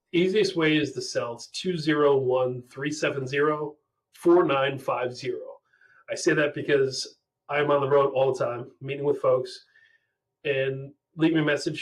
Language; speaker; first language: English; native; English